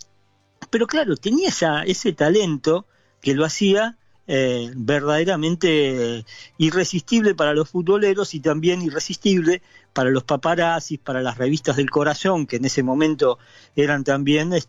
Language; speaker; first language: Spanish; native; Spanish